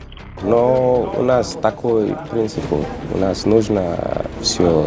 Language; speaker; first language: Russian; non-native, learner; English